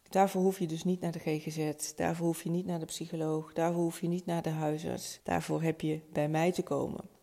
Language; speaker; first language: Dutch; native; Dutch